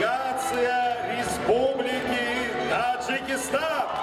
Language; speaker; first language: Russian; native; Russian